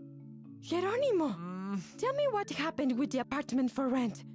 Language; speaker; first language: English; non-native, fluent; Spanish